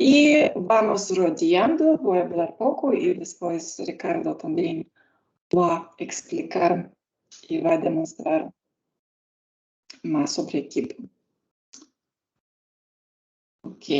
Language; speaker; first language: Spanish; non-native, learner; Lithuanian